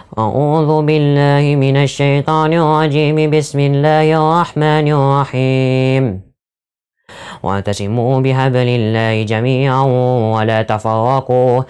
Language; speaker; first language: Arabic; non-native, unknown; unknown